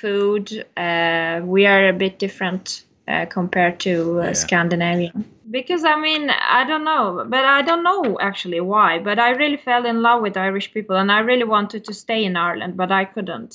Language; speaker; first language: English; non-native, fluent; Turkish